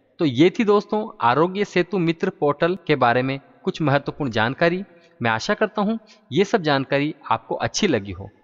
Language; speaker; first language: Hindi; native; Hindi